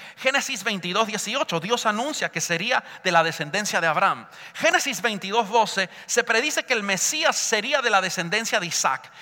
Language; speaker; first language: Spanish; early bilingual, heritage; Spanish